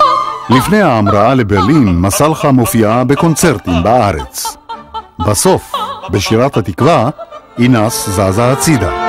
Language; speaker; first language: Hebrew; native; Hebrew